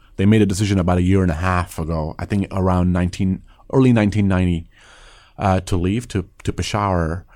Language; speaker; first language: English; early bilingual, other home language; Persian